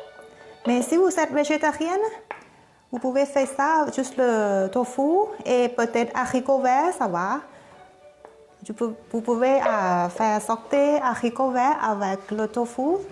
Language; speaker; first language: French; non-native, learner; Thai